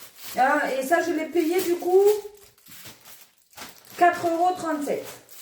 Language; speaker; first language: French; native; French